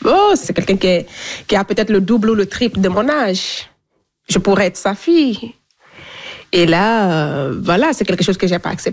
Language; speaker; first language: French; non-native, local second language; Fula